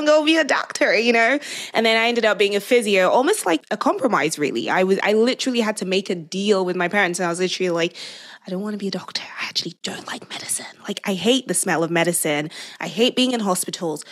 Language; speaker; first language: English; non-native, local second language; Yoruba